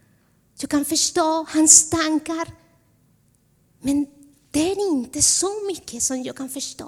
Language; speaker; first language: Swedish; non-native, fluent; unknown